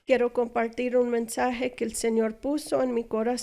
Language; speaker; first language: Spanish; non-native, fluent; English